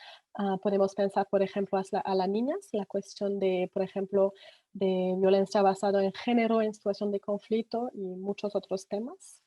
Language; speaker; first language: Spanish; non-native, fluent; French